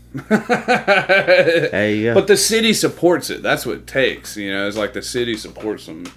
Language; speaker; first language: English; native; English